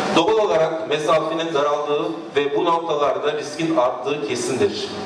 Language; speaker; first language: Turkish; native; Turkish